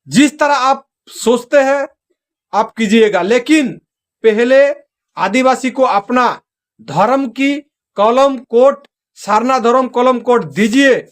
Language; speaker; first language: Hindi; non-native, local second language; Santali